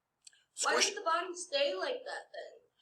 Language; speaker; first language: English; native; English